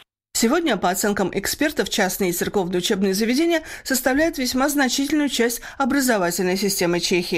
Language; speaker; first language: Russian; native; Russian